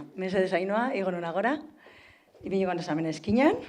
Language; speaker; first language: Basque; native; Basque